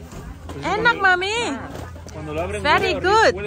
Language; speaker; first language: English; non-native, learner; Indonesian